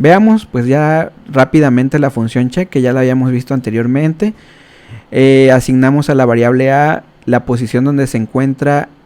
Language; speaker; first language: Spanish; native; Spanish